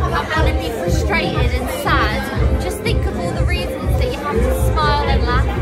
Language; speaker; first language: English; native; English